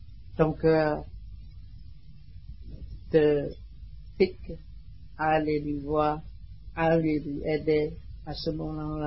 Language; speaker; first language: French; non-native, learner; Vietnamese